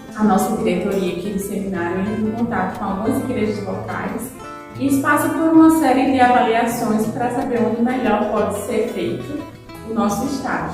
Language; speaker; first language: Portuguese; native; Portuguese